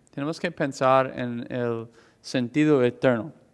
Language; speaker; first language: Spanish; non-native, fluent; English